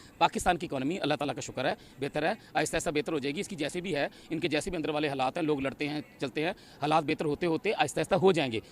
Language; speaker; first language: Urdu; non-native, local second language; Punjabi